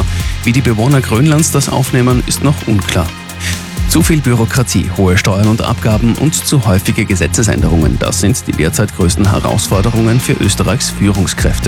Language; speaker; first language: German; native; German